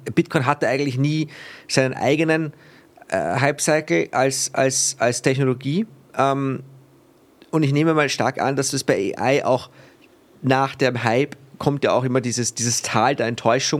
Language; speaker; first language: German; native; German